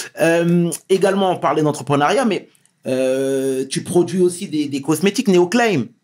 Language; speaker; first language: French; native; French